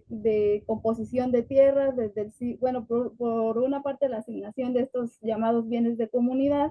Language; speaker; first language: Spanish; native; Spanish